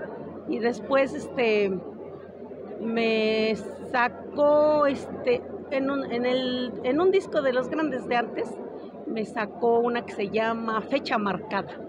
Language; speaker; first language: Spanish; native; Spanish